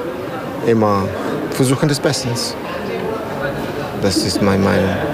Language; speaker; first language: German; non-native, learner; Spanish